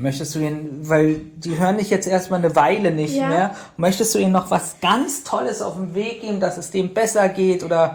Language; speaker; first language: German; native; German